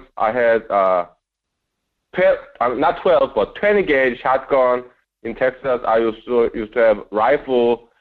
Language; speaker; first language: English; non-native, fluent; Korean